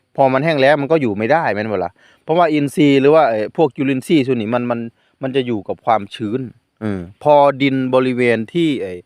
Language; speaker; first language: Thai; non-native, local second language; Northeastern Thai